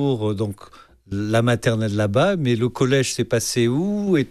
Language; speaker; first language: French; native; French